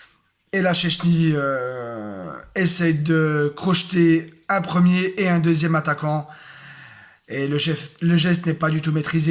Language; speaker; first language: French; native; French